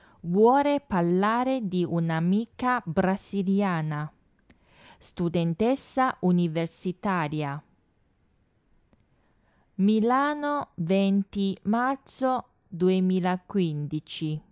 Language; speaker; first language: Italian; non-native, fluent; Chinese